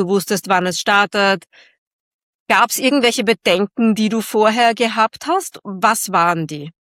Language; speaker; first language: German; native; German